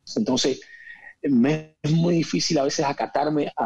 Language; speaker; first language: Spanish; native; Spanish